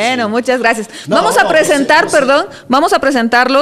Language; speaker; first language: Spanish; native; Spanish